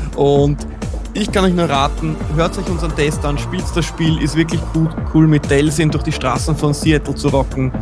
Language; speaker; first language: German; native; German